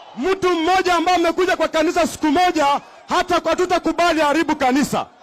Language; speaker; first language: Swahili; non-native, local second language; Luyia